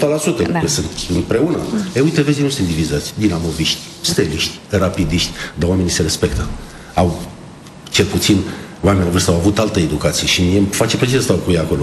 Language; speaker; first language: Romanian; native; Romanian